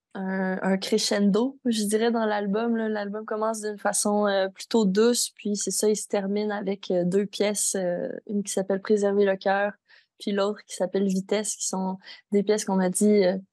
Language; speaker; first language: French; native; French